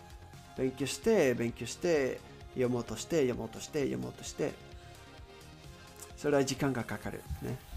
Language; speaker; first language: Japanese; non-native, learner; Spanish